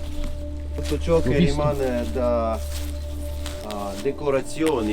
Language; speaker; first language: Italian; non-native, learner; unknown